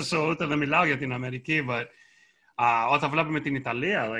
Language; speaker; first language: Greek; early bilingual, heritage; Greek